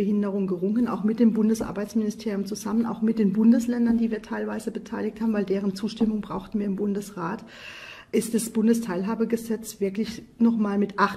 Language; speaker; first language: German; native; German